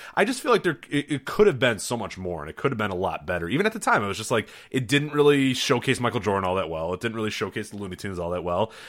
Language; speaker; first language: English; native; English